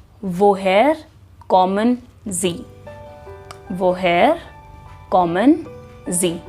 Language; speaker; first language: German; non-native, fluent; Hindi